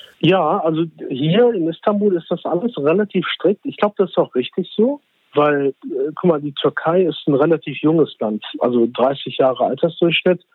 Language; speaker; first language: German; early bilingual, other home language; Turkish